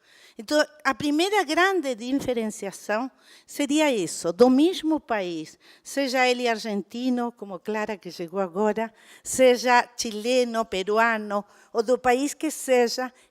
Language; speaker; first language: Portuguese; non-native, fluent; Spanish